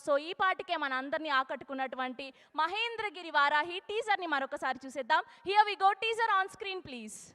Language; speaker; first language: Telugu; native; Telugu